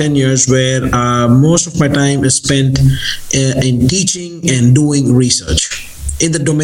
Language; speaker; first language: English; non-native, local second language; Tamil